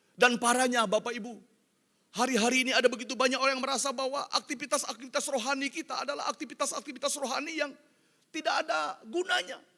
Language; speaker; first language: Indonesian; non-native, local second language; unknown